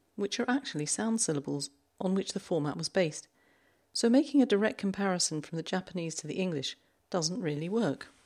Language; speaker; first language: English; native; English